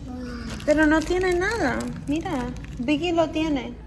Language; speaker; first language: Spanish; early bilingual, heritage; English